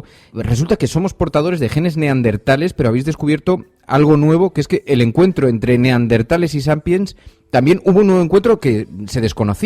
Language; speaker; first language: Spanish; native; Spanish